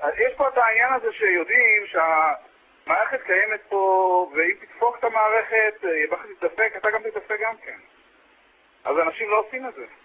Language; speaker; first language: Hebrew; native; Hebrew